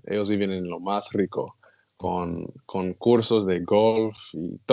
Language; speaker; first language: Spanish; non-native, learner; English